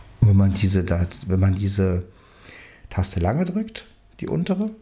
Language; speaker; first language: German; native; German